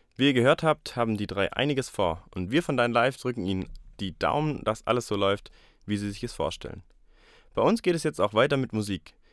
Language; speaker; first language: German; native; German